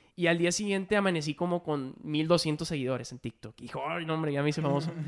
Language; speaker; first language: Spanish; native; Spanish